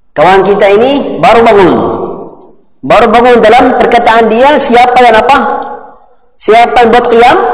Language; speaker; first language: Malay; non-native, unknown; Arabic